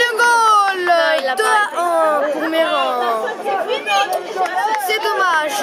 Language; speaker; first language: French; native; French